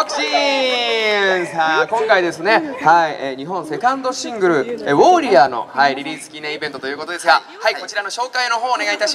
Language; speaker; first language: Japanese; native; Japanese